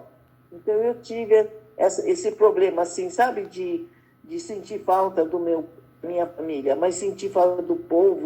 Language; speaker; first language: Portuguese; early bilingual, other home language; Arabic